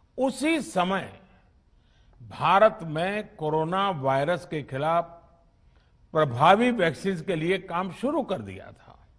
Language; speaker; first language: Hindi; non-native, local second language; Gujarati